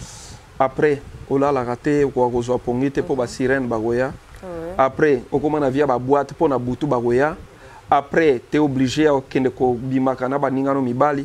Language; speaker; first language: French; non-native, local second language; Lingala